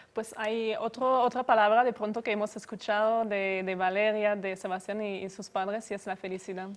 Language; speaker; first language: Spanish; non-native, fluent; French